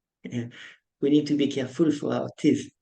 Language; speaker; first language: English; non-native, fluent; French